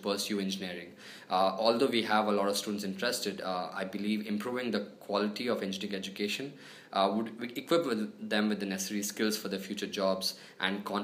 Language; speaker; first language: English; non-native, local second language; Telugu